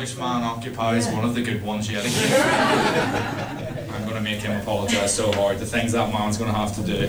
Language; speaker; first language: English; native; English